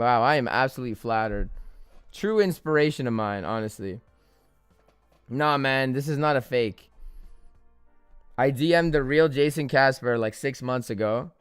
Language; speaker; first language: English; native; English